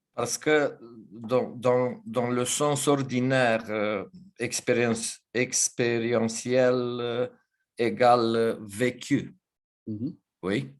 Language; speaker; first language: French; non-native, fluent; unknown